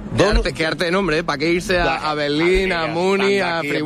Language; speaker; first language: Spanish; native; Spanish